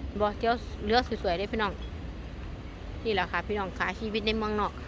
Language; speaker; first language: Thai; non-native, local second language; Lao